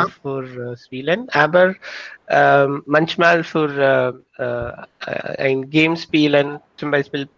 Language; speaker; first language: German; non-native, learner; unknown